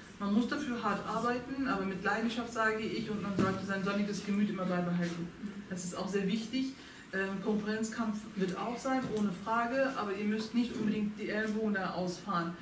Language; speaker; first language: German; early bilingual, other home language; Turkish